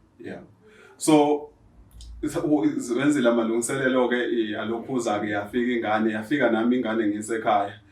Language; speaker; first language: Zulu; native; Zulu